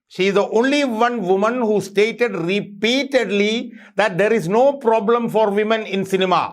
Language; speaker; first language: English; non-native, local second language; Malayalam